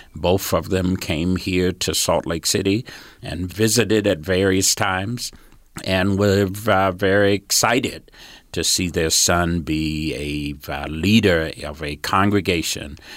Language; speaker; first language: English; native; English